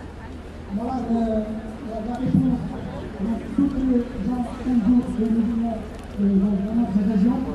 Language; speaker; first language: French; non-native, fluent; Uyghur